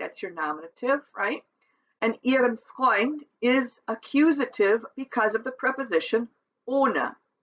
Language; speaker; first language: English; native; English